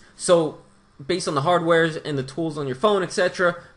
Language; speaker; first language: English; non-native, fluent; Portuguese